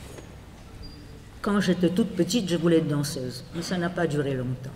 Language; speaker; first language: French; non-native, fluent; Polish